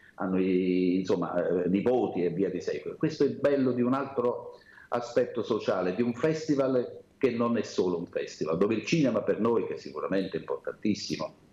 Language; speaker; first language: Italian; native; Italian